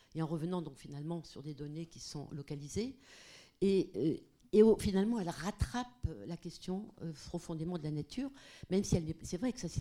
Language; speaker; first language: French; non-native, fluent; Portuguese